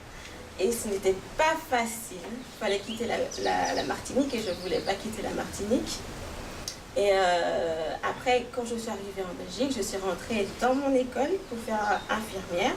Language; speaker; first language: French; native; French